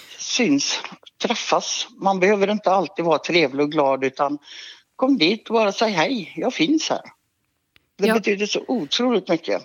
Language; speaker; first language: Swedish; native; Swedish